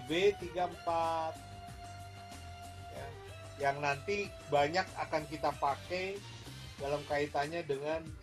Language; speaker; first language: Indonesian; native; Indonesian